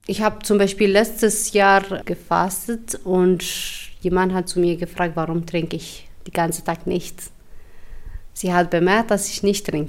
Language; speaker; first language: German; non-native, fluent; Albanian